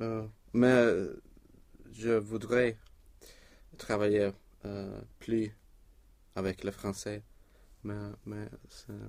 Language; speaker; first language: French; non-native, learner; Swedish